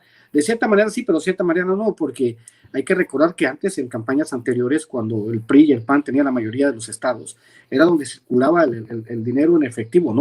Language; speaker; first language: Spanish; native; Spanish